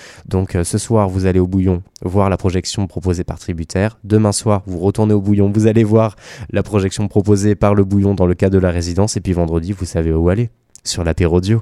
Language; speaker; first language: French; native; French